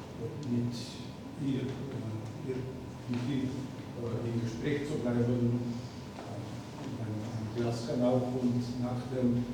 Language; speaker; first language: German; non-native, learner; Slovenian